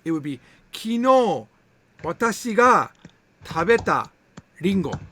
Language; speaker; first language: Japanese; non-native, fluent; English